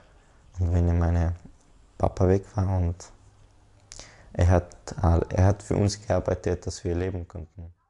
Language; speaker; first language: German; non-native, learner; Persian